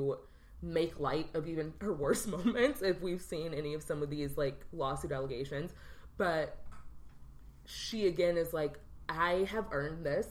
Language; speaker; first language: English; native; English